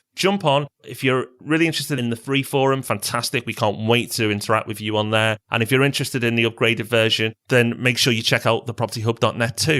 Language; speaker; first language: English; native; English